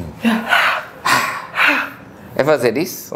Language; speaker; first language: Portuguese; native; Portuguese